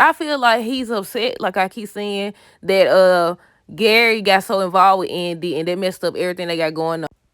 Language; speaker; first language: English; native; English